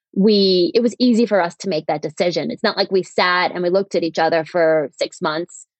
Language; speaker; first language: English; native; English